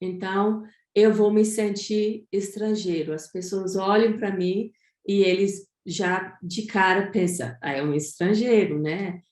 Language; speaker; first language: Portuguese; non-native, fluent; English